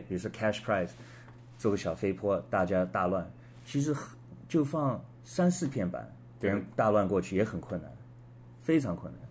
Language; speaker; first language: Chinese; early bilingual, heritage; Chinese